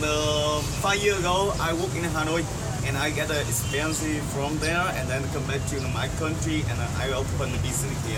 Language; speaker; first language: English; non-native, learner; Vietnamese